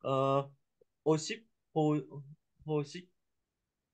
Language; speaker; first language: Korean; non-native, learner; Vietnamese